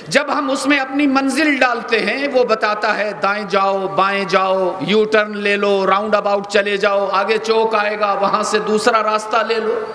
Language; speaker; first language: Urdu; native; Urdu